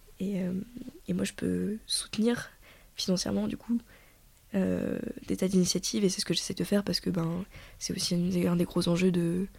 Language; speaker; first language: French; native; French